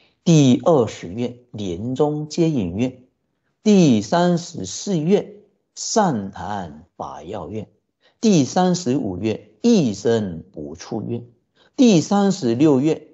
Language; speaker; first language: Chinese; native; Chinese